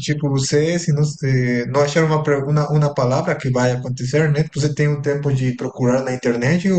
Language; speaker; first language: Portuguese; non-native, fluent; Spanish